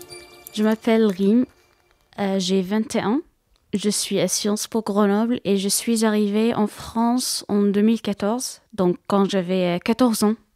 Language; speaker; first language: French; non-native, fluent; Arabic